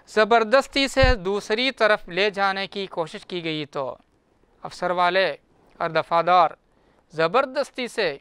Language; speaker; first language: Hindi; non-native, local second language; Malayalam